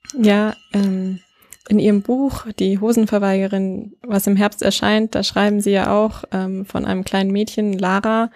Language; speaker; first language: German; native; German